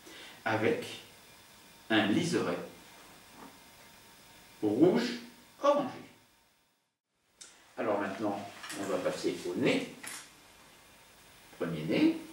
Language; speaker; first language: French; native; French